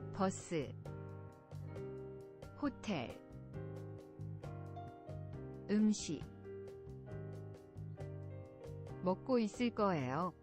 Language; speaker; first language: Korean; non-native, learner; English